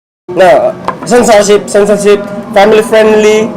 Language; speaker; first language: English; non-native, learner; Indonesian